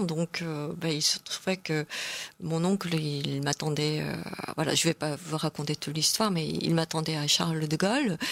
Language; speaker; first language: French; non-native, fluent; Korean